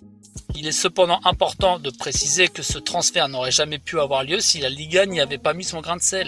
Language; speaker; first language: French; native; French